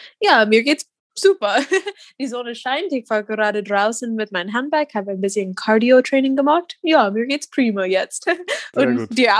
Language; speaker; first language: German; non-native, fluent; English